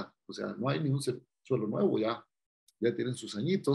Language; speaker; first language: Spanish; native; Spanish